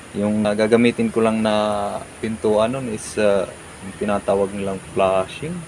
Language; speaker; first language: Filipino; non-native, local second language; Waray